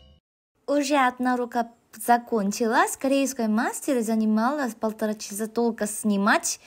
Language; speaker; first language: Russian; non-native, fluent; Korean